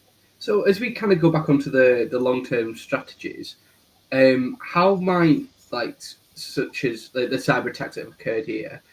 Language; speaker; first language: English; native; English